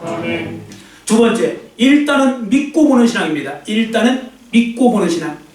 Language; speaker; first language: Korean; native; Korean